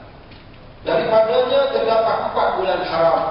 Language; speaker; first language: Malay; native; Malay